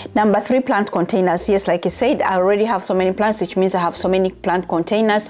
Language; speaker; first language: English; non-native, local second language; Ganda